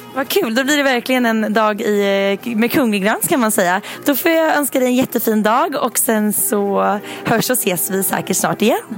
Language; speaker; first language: Swedish; native; Swedish